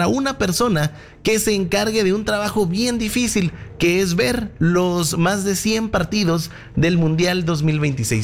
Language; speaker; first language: Spanish; native; Spanish